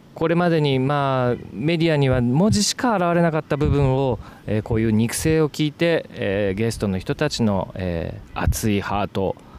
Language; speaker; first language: Japanese; native; Japanese